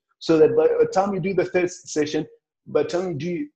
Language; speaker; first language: English; non-native, local second language; Northern Sotho